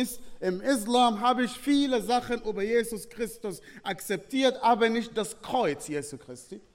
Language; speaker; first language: German; non-native, fluent; Arabic